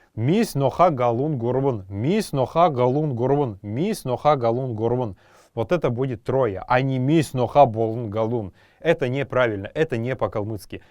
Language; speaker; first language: Russian; native; Russian